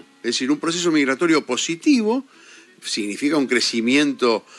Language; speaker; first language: Spanish; native; Spanish